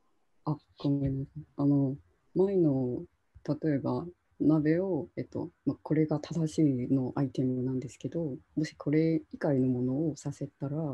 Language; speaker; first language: Japanese; non-native, local second language; Chinese